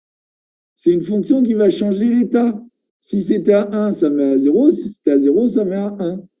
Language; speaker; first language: French; native; French